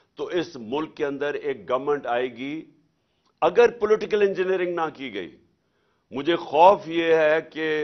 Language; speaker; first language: Urdu; native; Urdu